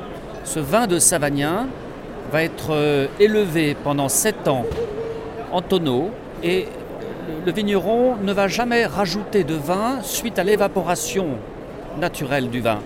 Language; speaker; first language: French; native; French